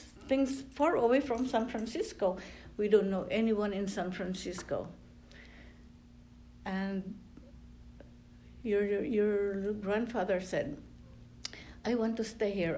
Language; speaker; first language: English; non-native, local second language; Filipino